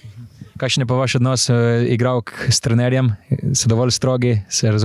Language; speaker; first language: Slovenian; native; Slovenian